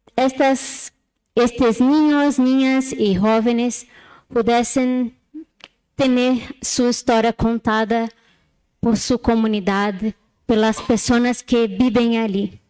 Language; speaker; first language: Spanish; non-native, learner; Portuguese